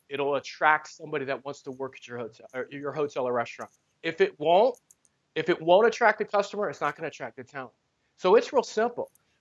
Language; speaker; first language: English; native; English